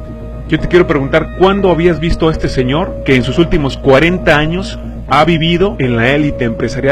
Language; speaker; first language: Spanish; native; Spanish